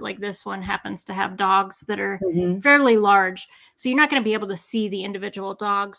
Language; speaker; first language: English; native; English